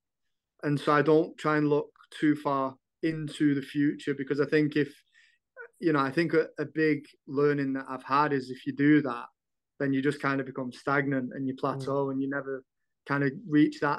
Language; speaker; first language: English; native; English